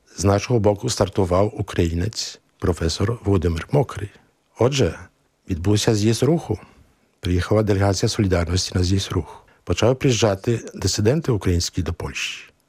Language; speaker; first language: Ukrainian; early bilingual, heritage; Ukrainian